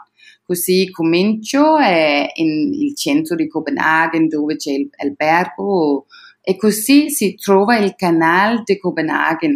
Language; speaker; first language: Italian; non-native, learner; Danish